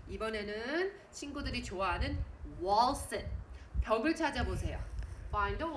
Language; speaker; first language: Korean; native; Korean